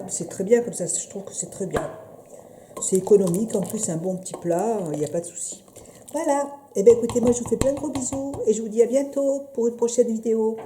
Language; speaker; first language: French; native; French